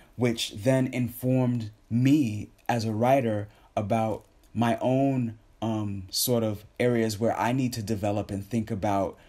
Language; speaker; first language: English; native; English